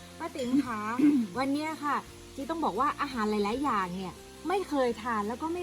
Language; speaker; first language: Thai; native; Thai